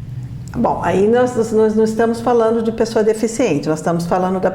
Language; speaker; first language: Portuguese; native; Portuguese